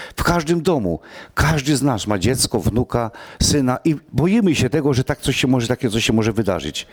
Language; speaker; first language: Polish; non-native, local second language; Romany